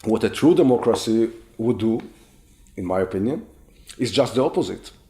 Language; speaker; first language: English; non-native, fluent; Hebrew